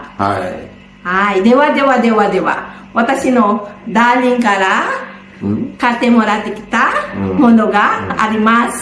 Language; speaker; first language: Japanese; non-native, learner; Filipino